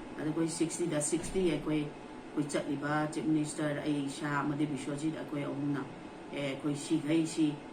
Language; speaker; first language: Manipuri; native; Manipuri